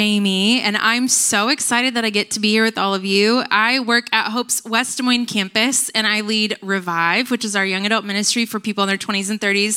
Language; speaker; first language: English; native; English